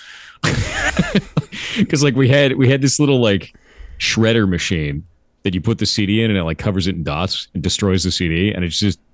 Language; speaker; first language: English; native; English